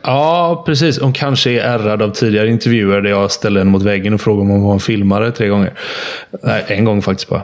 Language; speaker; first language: Swedish; native; Swedish